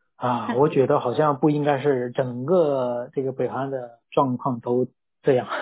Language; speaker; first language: Chinese; non-native, local second language; Korean